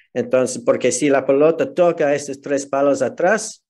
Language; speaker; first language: Spanish; non-native, fluent; English